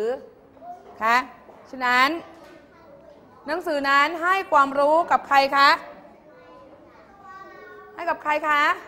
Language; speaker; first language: Thai; native; Thai